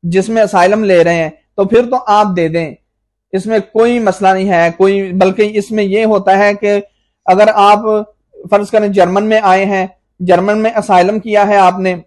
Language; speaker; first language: Urdu; non-native, local second language; Punjabi